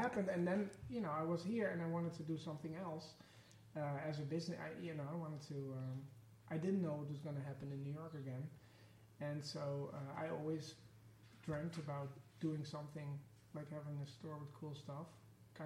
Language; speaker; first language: English; non-native, fluent; Dutch